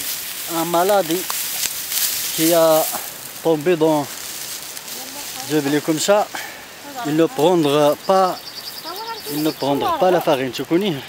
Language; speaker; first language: French; non-native, learner; Berber languages